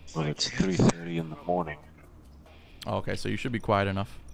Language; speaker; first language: English; native; English